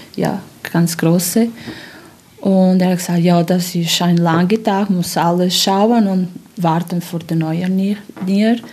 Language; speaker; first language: German; non-native, fluent; Portuguese